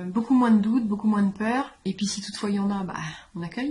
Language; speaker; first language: French; native; French